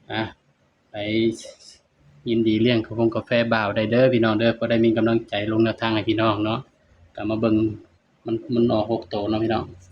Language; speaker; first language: Thai; non-native, local second language; Lao